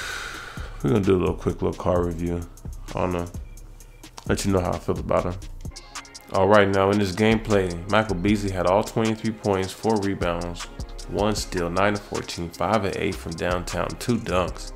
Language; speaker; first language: English; native; English